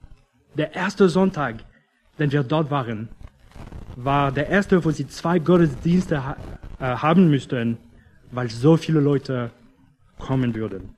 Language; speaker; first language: German; non-native, fluent; English